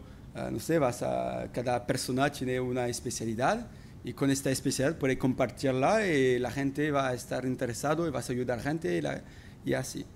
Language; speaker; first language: Spanish; non-native, fluent; French